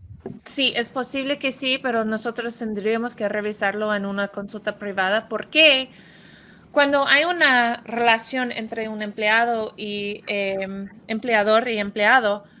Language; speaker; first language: Spanish; non-native, fluent; English